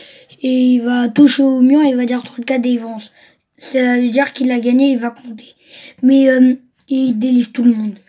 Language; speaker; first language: French; early bilingual, other home language; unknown